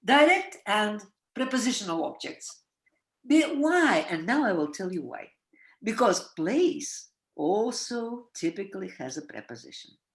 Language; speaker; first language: English; non-native, fluent; Russian